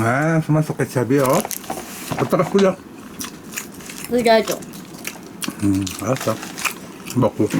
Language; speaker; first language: Korean; native; Korean